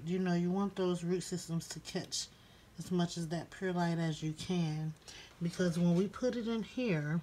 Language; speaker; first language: English; native; English